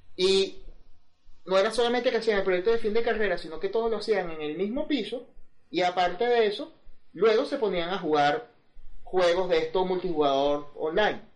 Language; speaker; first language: Spanish; native; Spanish